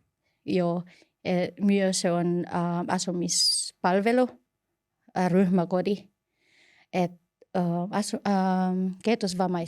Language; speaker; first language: Finnish; non-native, learner; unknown